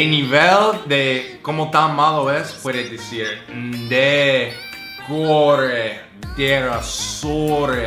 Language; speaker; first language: Spanish; non-native, fluent; English